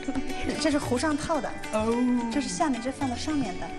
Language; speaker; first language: Chinese; native; Chinese